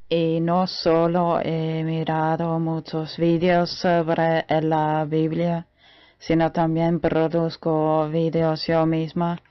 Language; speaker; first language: Spanish; non-native, fluent; German